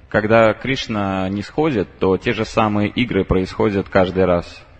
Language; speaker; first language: Russian; native; Russian